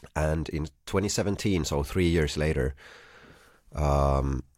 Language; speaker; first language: English; non-native, fluent; Finnish